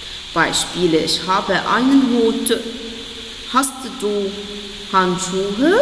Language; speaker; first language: German; non-native, fluent; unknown